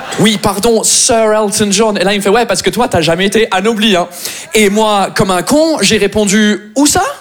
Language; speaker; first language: French; non-native, fluent; English